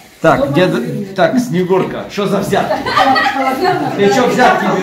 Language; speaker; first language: Russian; native; Russian